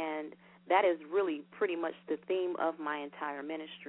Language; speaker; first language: English; native; English